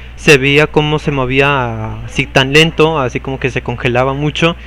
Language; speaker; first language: Spanish; native; Spanish